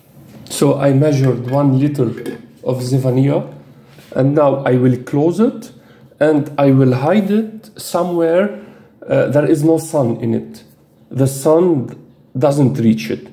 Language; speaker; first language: English; non-native, fluent; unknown